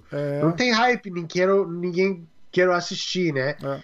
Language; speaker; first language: Portuguese; non-native, learner; English